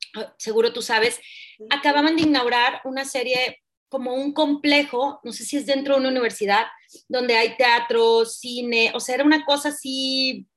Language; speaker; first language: Spanish; native; Spanish